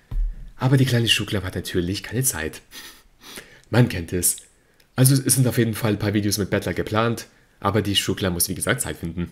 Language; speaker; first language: German; native; German